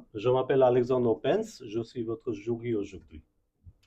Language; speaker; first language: French; non-native, fluent; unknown